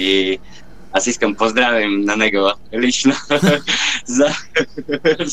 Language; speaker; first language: Bulgarian; non-native, learner; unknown